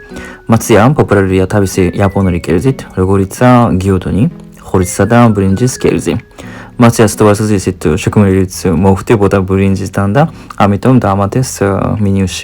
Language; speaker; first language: Georgian; non-native, fluent; Japanese